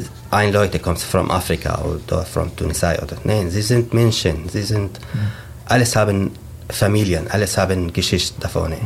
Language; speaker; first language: German; non-native, learner; Arabic